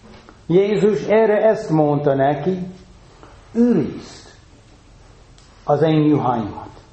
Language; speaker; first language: Hungarian; non-native, fluent; English